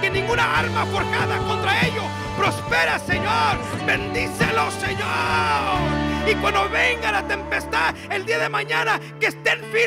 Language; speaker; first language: Spanish; early bilingual, heritage; Spanish